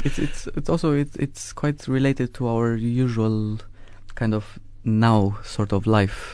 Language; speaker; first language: English; non-native, fluent; Romanian